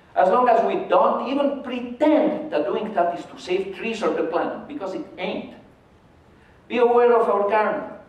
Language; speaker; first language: English; non-native, fluent; Spanish